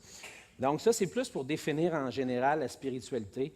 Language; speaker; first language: French; native; French